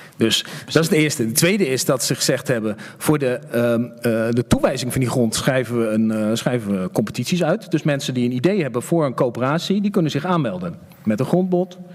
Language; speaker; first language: Dutch; native; Dutch